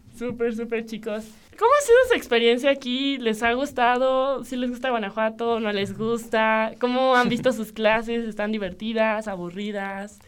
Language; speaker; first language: Spanish; native; Spanish